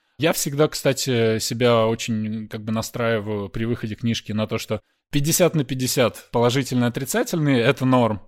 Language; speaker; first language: Russian; native; Russian